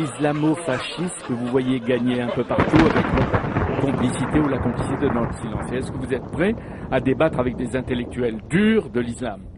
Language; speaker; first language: French; native; French